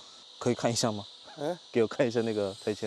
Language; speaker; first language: Chinese; non-native, learner; Korean